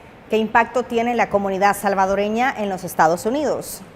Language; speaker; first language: Spanish; native; Spanish